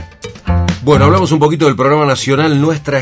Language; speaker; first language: Spanish; native; Spanish